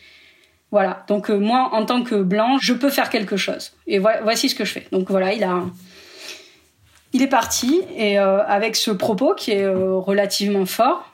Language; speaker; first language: French; native; French